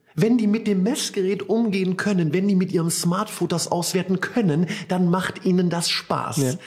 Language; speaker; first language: German; native; German